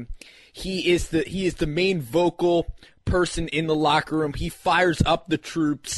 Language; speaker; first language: English; native; English